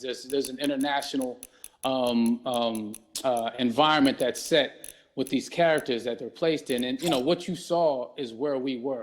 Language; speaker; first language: English; native; English